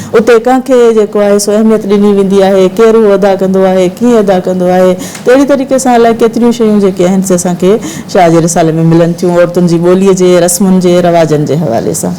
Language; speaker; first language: Sindhi; native; Sindhi